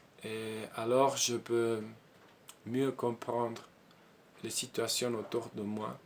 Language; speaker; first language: French; non-native, learner; Spanish